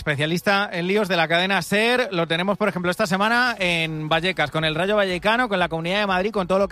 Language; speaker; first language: Spanish; native; Spanish